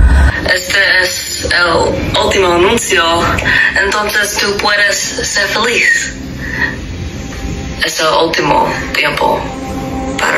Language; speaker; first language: Spanish; non-native, learner; English